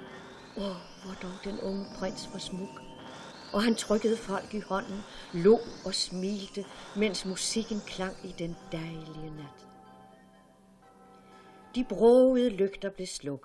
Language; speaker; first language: Danish; native; Danish